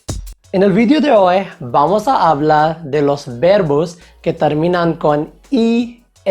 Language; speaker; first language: Spanish; non-native, fluent; Hindi